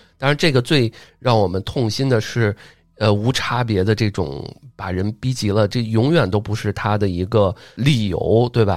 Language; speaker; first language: Chinese; native; Chinese